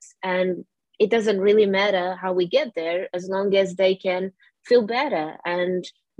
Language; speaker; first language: English; non-native, fluent; Portuguese